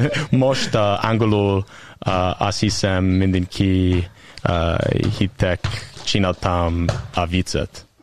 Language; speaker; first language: Hungarian; non-native, learner; English